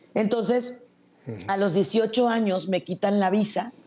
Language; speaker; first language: Spanish; native; Spanish